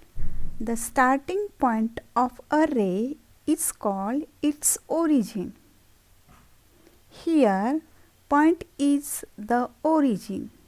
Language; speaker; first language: English; non-native, local second language; Marathi